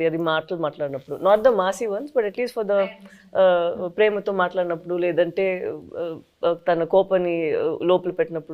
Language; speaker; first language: Telugu; non-native, local second language; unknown